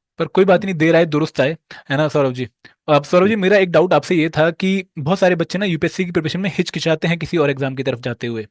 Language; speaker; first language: Hindi; native; Hindi